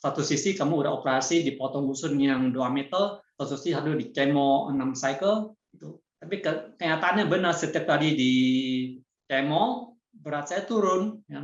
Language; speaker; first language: Indonesian; non-native, fluent; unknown